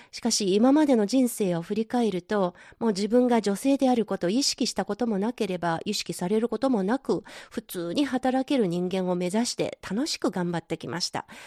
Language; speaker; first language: Japanese; non-native, fluent; Chinese